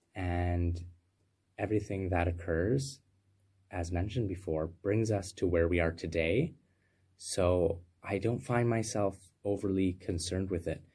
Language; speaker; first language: English; native; English